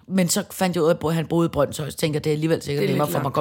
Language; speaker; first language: Danish; native; Danish